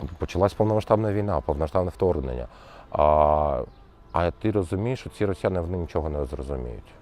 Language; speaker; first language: Ukrainian; non-native, local second language; Russian